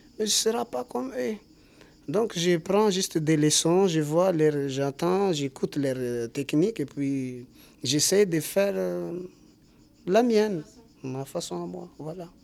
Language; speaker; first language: French; non-native, local second language; Malagasy